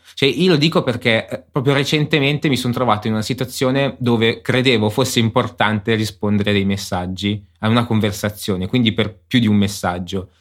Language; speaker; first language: Italian; native; Italian